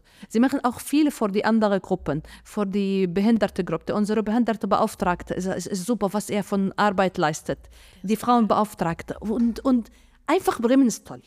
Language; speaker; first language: German; non-native, fluent; Arabic